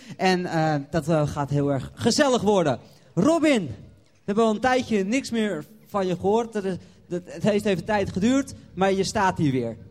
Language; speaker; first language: Dutch; native; Dutch